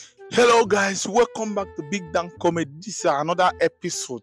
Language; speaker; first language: English; non-native, local second language; Igbo